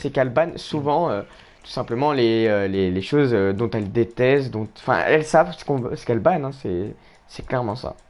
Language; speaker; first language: French; native; French